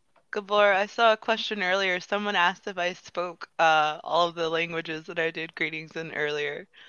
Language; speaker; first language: English; native; English